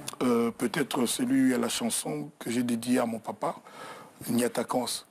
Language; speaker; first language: French; non-native, local second language; Lingala